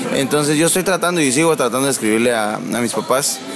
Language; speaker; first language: Spanish; native; Spanish